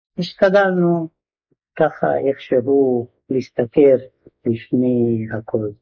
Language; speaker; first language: Hebrew; non-native, fluent; Hungarian